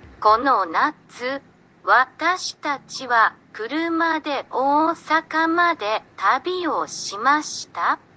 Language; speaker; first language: Japanese; non-native, learner; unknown